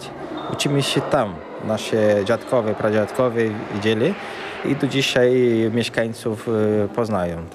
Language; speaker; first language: Polish; early bilingual, heritage; Portuguese